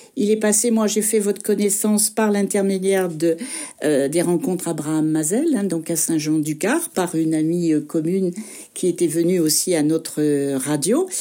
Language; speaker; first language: French; native; French